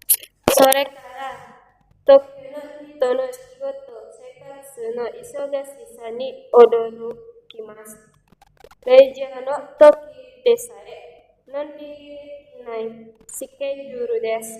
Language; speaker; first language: Japanese; non-native, learner; Indonesian